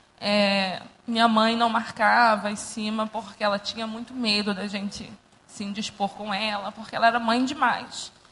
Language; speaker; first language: Portuguese; native; Portuguese